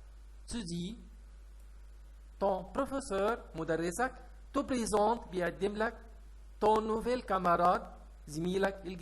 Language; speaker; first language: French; non-native, fluent; Arabic